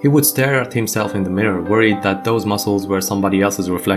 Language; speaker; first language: English; native; English